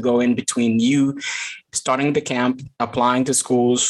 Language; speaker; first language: English; non-native, local second language; Kalenjin